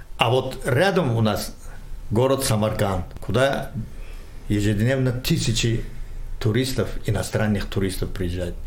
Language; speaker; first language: Russian; non-native, local second language; Tajik